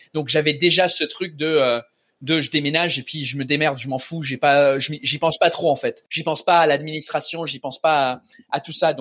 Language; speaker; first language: French; early bilingual, other home language; English